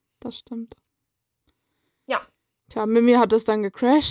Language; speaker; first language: German; native; German